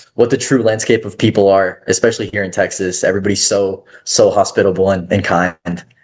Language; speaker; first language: English; early bilingual, other home language; Kazakh